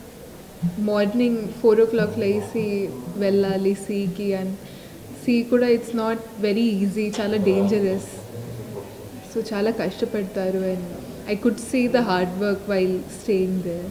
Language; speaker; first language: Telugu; non-native, local second language; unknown